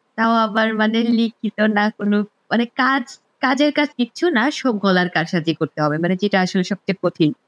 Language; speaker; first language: Bangla; non-native, local second language; Garo